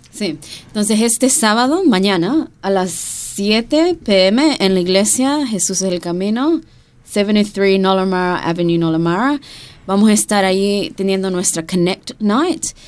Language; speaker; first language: Spanish; early bilingual, heritage; Spanish